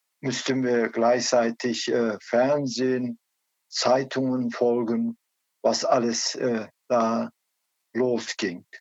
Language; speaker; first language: German; non-native, learner; Turkish